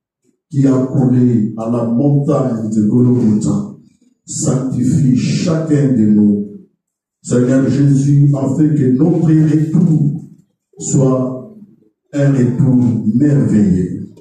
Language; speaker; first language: French; non-native, local second language; Lingala